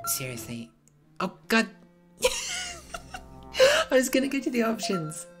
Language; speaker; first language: English; native; English